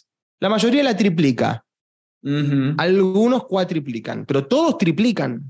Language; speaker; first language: Spanish; native; Spanish